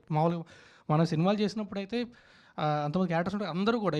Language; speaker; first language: Telugu; native; Telugu